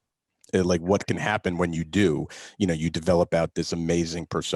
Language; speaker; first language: English; native; English